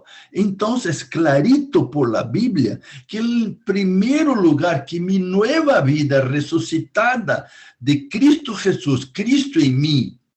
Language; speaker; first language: Spanish; non-native, fluent; Portuguese